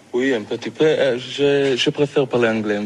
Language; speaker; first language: French; non-native, learner; Hebrew